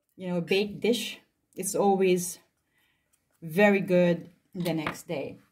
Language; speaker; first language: English; non-native, local second language; Filipino